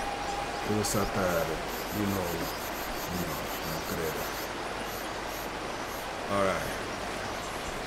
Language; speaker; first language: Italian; early bilingual, heritage; Italian